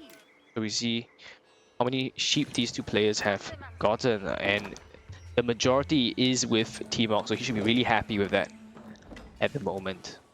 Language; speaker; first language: English; native; English